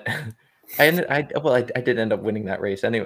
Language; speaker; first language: English; native; English